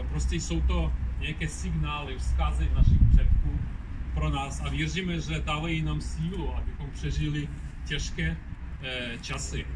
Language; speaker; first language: Czech; non-native, fluent; Ukrainian